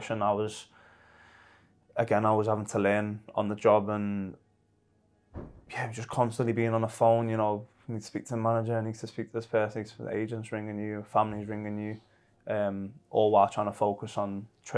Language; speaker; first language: English; native; English